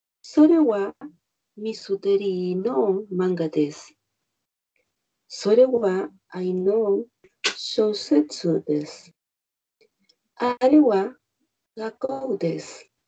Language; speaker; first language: Japanese; non-native, learner; Spanish